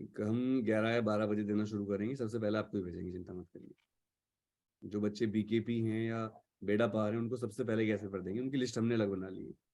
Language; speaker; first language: Hindi; native; Hindi